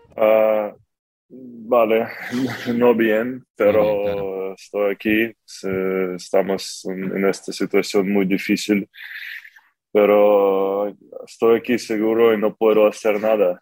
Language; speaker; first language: Spanish; non-native, fluent; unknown